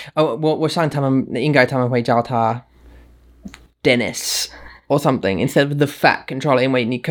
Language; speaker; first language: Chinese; non-native, learner; English